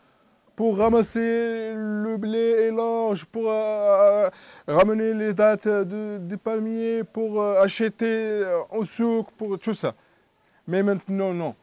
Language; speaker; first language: French; non-native, learner; Arabic